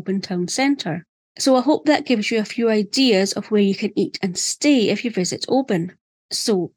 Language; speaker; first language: English; native; English